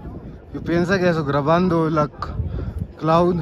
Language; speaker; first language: Spanish; non-native, learner; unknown